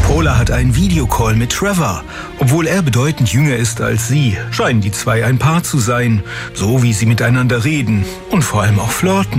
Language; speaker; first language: German; native; German